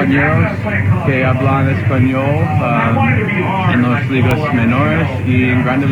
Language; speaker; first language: Spanish; non-native, learner; English